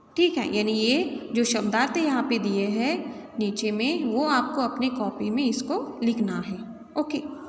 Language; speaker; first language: Hindi; non-native, local second language; Marathi